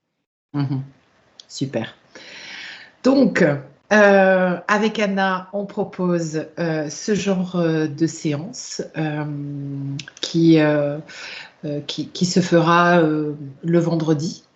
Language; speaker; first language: French; native; French